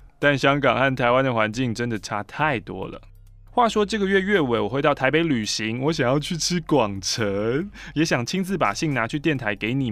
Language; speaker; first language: Chinese; native; Chinese